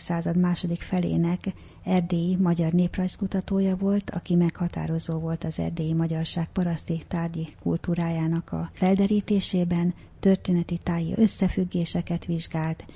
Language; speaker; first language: Hungarian; native; Hungarian